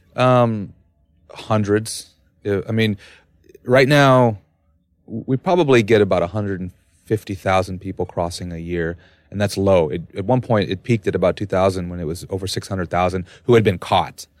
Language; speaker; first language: English; native; English